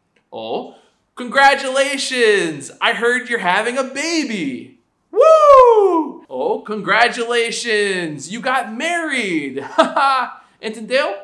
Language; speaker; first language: English; native; English